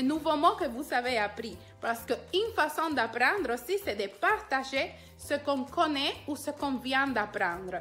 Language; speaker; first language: French; non-native, fluent; Spanish